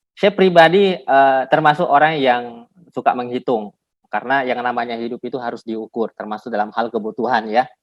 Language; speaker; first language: Indonesian; non-native, local second language; Buginese